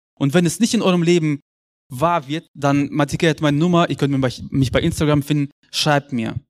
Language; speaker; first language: German; early bilingual, other home language; Russian